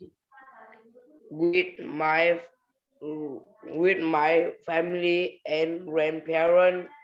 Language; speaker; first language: English; non-native, learner; Vietnamese